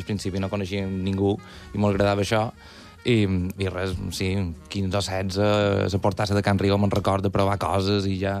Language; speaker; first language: Catalan; native; Catalan